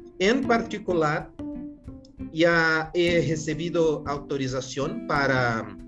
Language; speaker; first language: Spanish; non-native, learner; Portuguese